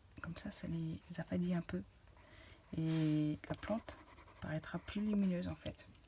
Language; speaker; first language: French; native; French